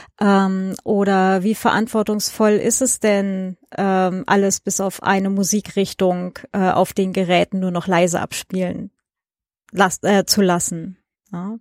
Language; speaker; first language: German; native; German